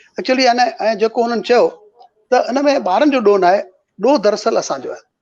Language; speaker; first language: Sindhi; native; Sindhi